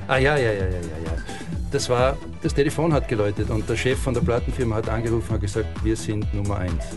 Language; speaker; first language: German; native; German